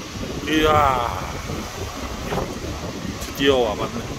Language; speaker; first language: Korean; native; Korean